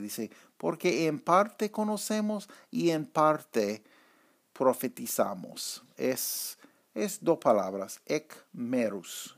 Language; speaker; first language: Spanish; non-native, fluent; English